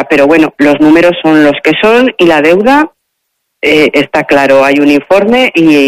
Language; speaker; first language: Spanish; native; Spanish